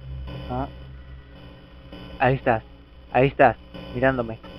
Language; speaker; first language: Spanish; native; Spanish